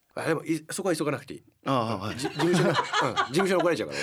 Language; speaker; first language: Japanese; native; Japanese